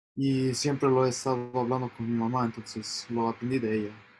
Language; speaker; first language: Spanish; early bilingual, heritage; Spanish